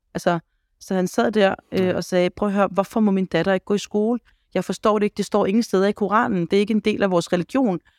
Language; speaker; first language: Danish; early bilingual, other home language; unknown